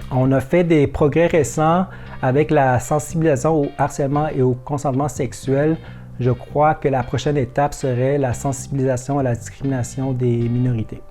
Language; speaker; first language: French; early bilingual, other home language; Vietnamese